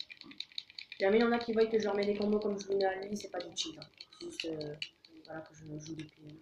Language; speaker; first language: French; native; French